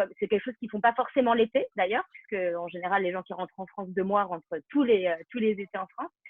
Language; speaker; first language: French; native; French